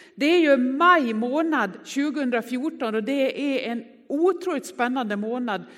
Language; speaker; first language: Swedish; native; Swedish